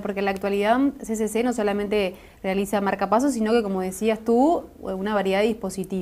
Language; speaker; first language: Spanish; native; Spanish